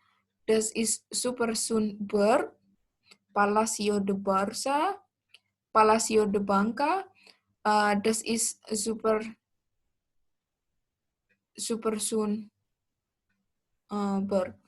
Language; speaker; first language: German; non-native, learner; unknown